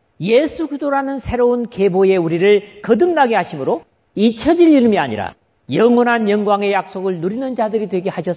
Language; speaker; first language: Korean; native; Korean